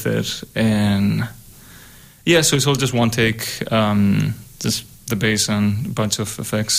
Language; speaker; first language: English; non-native, fluent; Spanish